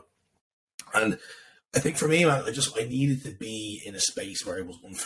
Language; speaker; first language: English; native; English